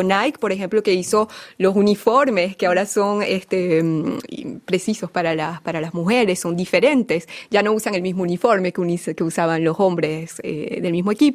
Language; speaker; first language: Spanish; native; Spanish